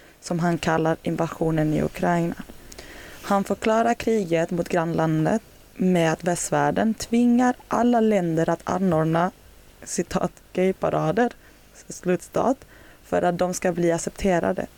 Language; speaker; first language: Swedish; native; Swedish